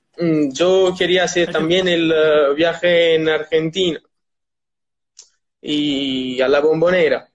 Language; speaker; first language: Spanish; non-native, learner; Italian